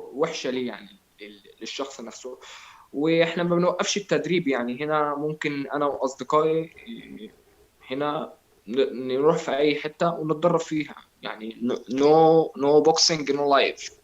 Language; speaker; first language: Arabic; native; Arabic